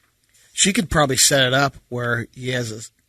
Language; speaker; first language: English; native; English